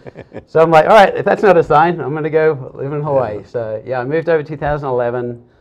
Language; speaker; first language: English; native; English